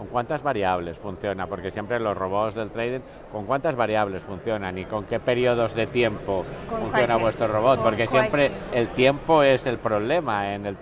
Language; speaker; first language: Spanish; native; Spanish